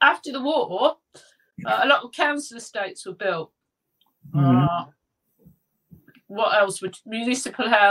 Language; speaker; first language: English; native; English